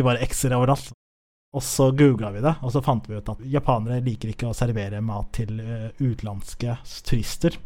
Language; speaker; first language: Norwegian; early bilingual, other home language; Somali